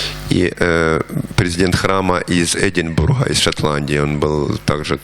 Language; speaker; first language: Russian; native; Russian